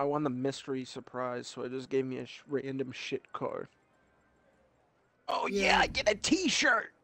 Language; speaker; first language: English; native; English